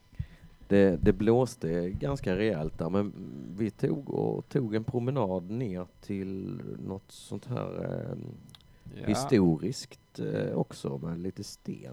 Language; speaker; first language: Swedish; native; Swedish